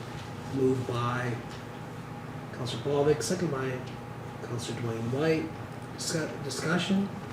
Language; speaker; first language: English; native; English